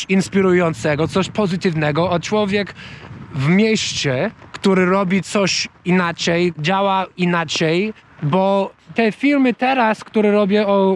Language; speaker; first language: Polish; non-native, learner; English